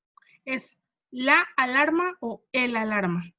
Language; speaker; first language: Spanish; non-native, fluent; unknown